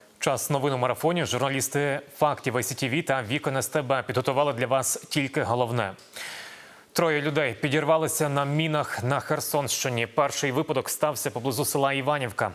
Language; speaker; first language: Ukrainian; native; Ukrainian